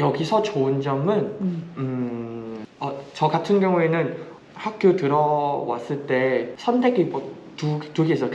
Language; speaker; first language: Korean; non-native, fluent; Vietnamese